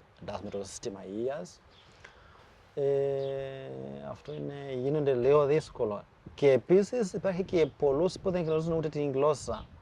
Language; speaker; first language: Greek; non-native, fluent; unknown